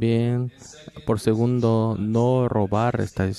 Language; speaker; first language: Spanish; non-native, learner; Korean